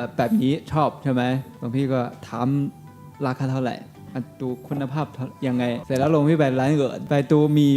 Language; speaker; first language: Thai; non-native, learner; Chinese